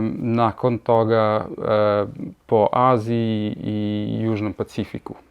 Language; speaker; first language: Serbian; early bilingual, heritage; Serbian